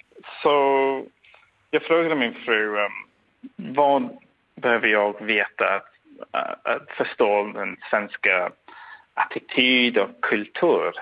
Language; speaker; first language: Swedish; non-native, fluent; English